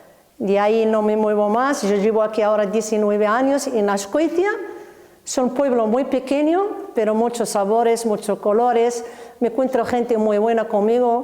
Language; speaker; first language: Spanish; non-native, learner; Arabic